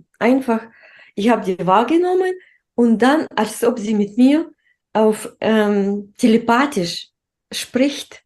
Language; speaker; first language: German; non-native, fluent; Russian